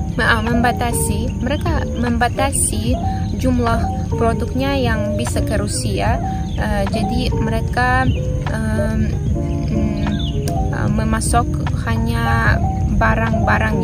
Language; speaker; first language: Indonesian; non-native, fluent; Russian